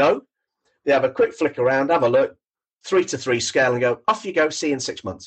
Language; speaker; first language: English; native; English